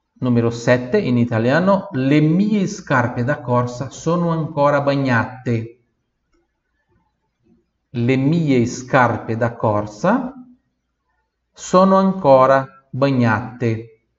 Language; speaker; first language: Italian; non-native, fluent; Portuguese